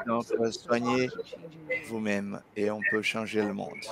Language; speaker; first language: French; non-native, learner; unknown